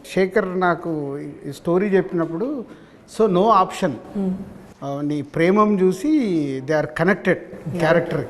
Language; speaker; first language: Telugu; native; Telugu